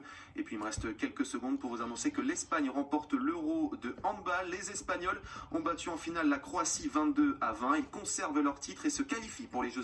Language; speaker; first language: French; native; French